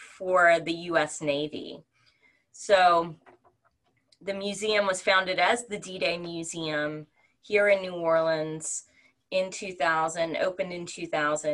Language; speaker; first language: English; native; English